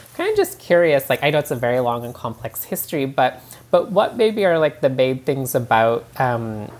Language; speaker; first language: English; native; English